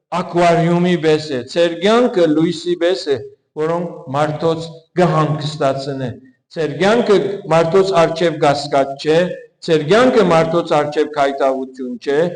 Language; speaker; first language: Armenian; early bilingual, heritage; Armenian